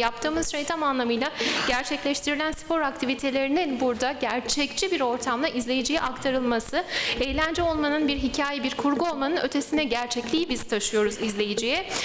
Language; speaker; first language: Turkish; native; Turkish